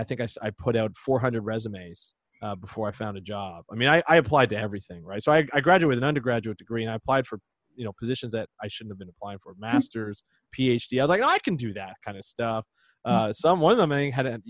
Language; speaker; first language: English; native; English